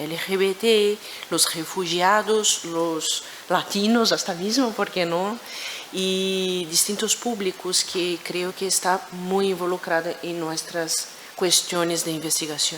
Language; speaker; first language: Spanish; non-native, fluent; Portuguese